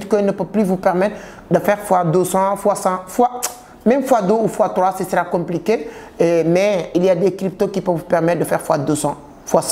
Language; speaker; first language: French; non-native, local second language; Wolof